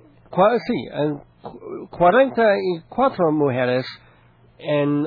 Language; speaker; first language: Spanish; non-native, learner; English